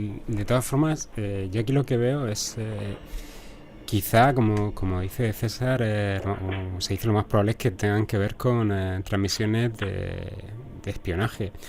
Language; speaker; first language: Spanish; native; Spanish